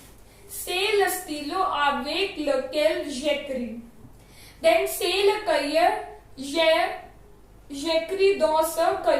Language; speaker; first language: French; non-native, fluent; Hindi